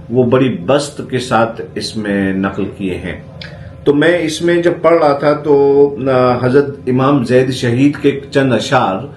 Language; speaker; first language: Urdu; native; Urdu